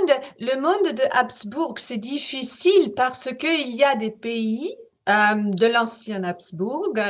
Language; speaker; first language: French; non-native, fluent; German